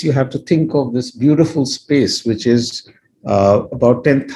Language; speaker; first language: English; non-native, local second language; Hindi